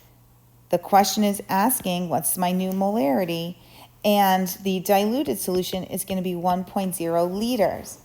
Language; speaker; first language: English; native; English